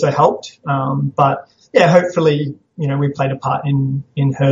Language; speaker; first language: English; native; English